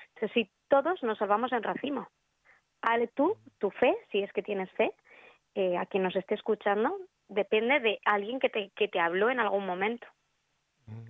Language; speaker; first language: Spanish; native; Spanish